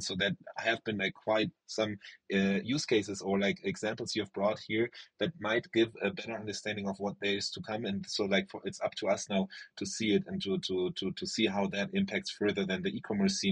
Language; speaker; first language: English; non-native, fluent; German